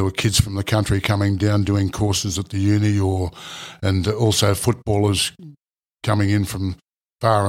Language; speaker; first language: English; native; English